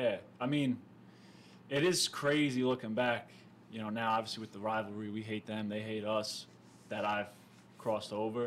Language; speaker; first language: English; native; English